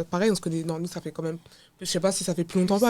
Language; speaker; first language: French; native; French